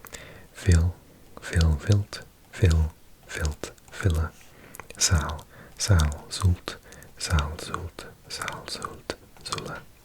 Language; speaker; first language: Dutch; non-native, learner; English